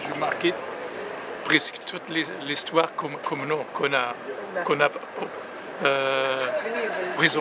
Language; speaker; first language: French; non-native, learner; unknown